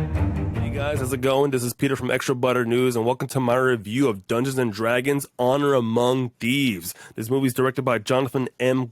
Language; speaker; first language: English; native; English